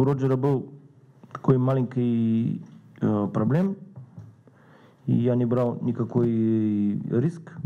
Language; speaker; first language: Russian; non-native, learner; Bulgarian